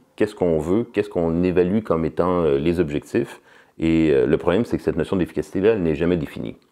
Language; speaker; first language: French; native; French